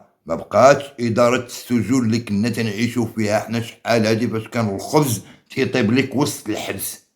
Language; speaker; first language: Arabic; native; Arabic